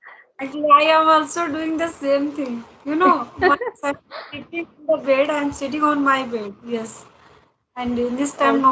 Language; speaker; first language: English; non-native, learner; Hindi